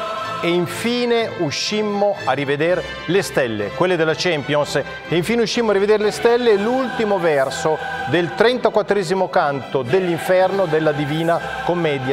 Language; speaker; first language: Italian; native; Italian